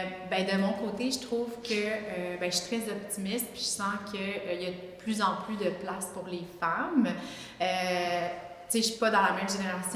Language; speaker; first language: French; native; French